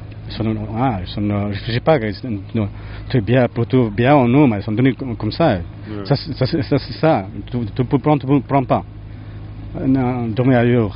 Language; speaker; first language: French; non-native, learner; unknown